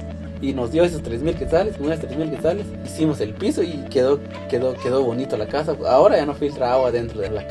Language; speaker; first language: Spanish; native; Spanish